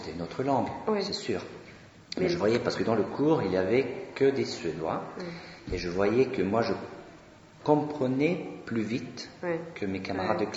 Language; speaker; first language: French; non-native, fluent; Swedish